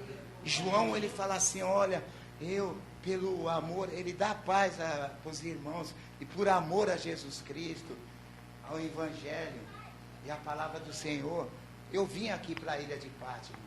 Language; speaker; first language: Portuguese; native; Portuguese